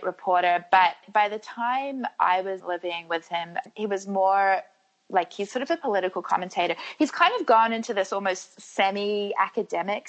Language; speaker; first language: English; native; English